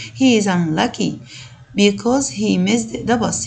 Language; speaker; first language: English; non-native, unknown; Arabic